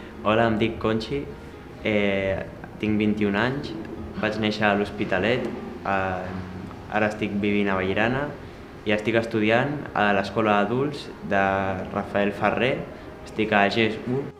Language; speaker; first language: Catalan; non-native, local second language; Spanish